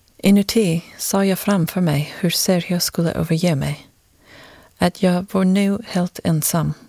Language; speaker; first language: Swedish; non-native, fluent; English